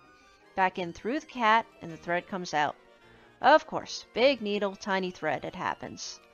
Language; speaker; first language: English; native; English